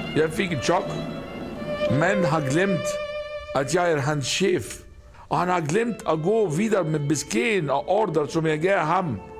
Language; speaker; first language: Danish; non-native, fluent; Arabic